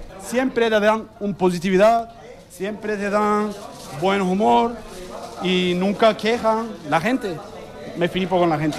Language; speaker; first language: Spanish; non-native, learner; Turkish